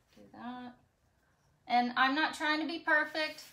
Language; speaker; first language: English; native; English